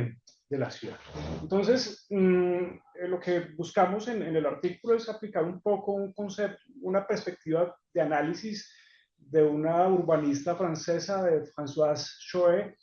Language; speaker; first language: Spanish; native; Spanish